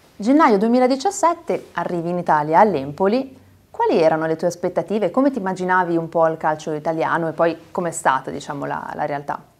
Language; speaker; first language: Italian; native; Italian